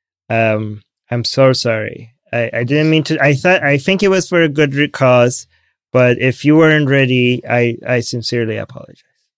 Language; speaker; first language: English; non-native, fluent; Persian